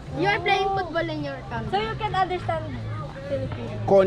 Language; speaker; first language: English; non-native, local second language; Filipino